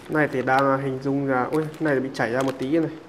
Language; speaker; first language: Vietnamese; native; Vietnamese